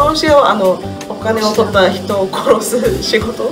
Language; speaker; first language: Japanese; non-native, fluent; English